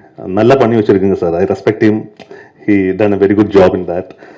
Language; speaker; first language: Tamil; non-native, learner; Malayalam